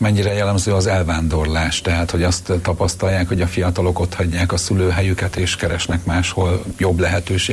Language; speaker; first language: Hungarian; native; Hungarian